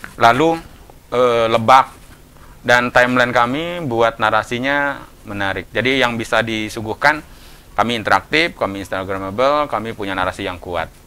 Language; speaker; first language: Indonesian; native; Indonesian